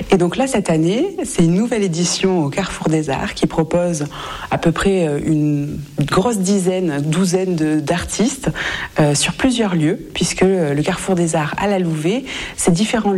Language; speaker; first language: French; native; French